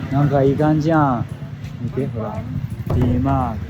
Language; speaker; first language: Japanese; native; Japanese